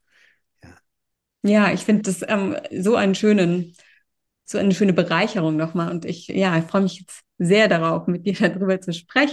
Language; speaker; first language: German; native; German